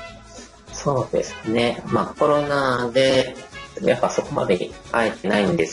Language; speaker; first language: Japanese; native; Japanese